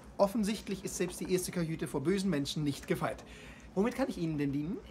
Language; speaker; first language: German; native; German